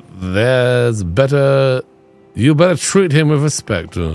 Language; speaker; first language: English; native; English